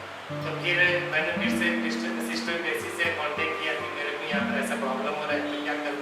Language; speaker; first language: Hindi; native; Hindi